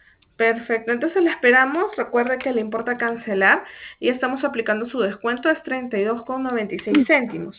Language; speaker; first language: Spanish; native; Spanish